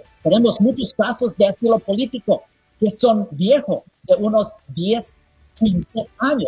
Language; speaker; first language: Spanish; non-native, fluent; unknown